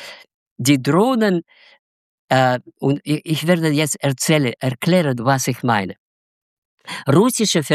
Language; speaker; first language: German; non-native, learner; Russian